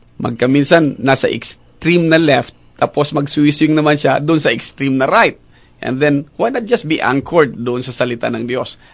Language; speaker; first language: Filipino; native; Filipino